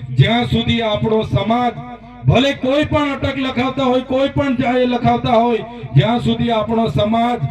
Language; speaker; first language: Gujarati; native; Gujarati